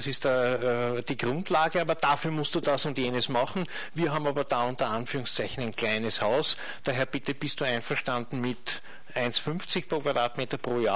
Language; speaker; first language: German; native; German